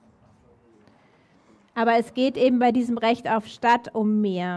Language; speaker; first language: German; native; German